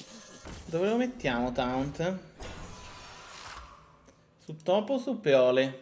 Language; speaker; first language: Italian; native; Italian